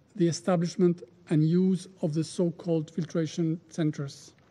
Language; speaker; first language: English; non-native, fluent; Albanian